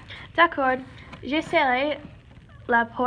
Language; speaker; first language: French; non-native, learner; English